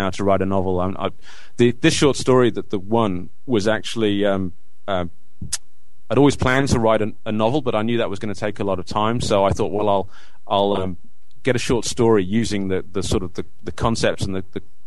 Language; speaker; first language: English; native; English